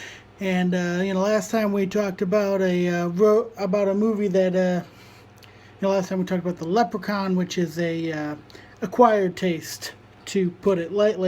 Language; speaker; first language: English; native; English